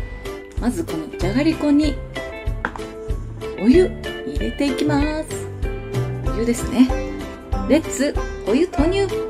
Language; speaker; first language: Japanese; native; Japanese